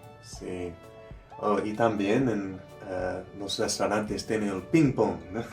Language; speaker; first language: Spanish; non-native, learner; English